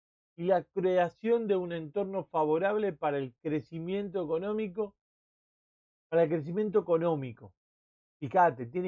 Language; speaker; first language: Spanish; native; Spanish